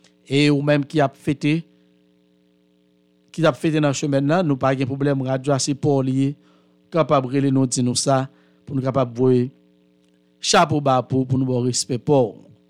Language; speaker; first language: French; native; French